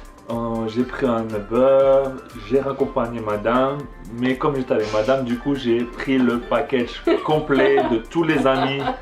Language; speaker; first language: French; native; French